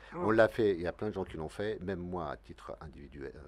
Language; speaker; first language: French; native; French